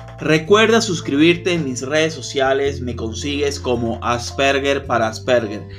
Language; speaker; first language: Spanish; native; Spanish